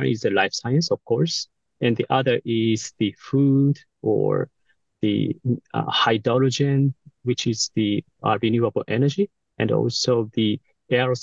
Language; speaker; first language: English; non-native, fluent; Japanese